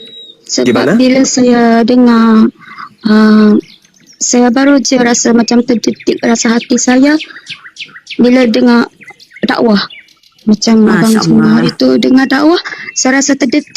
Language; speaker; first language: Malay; non-native, local second language; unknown